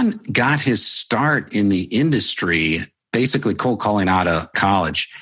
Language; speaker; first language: English; native; English